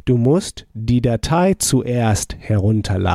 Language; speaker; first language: German; non-native, fluent; English